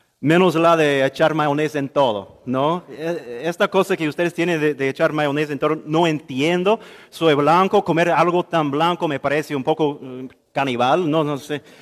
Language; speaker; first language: Spanish; non-native, fluent; English